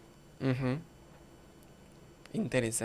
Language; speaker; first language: Spanish; non-native, learner; French